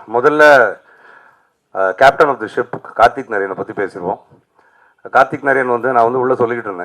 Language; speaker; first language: Tamil; native; Tamil